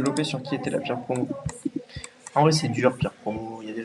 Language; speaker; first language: French; native; French